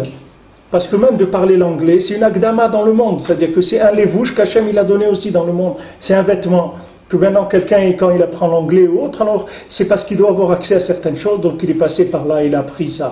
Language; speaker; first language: French; native; French